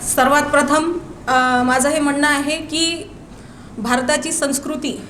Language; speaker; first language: Marathi; non-native, local second language; Hindi